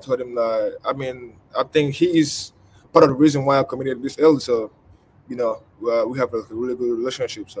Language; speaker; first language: English; non-native, local second language; Igbo